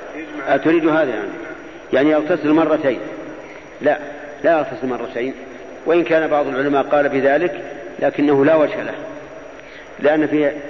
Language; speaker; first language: Arabic; native; Arabic